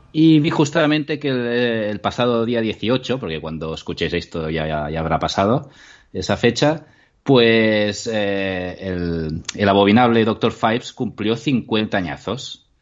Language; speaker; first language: Spanish; native; Spanish